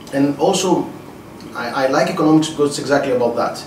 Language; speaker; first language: English; non-native, fluent; Greek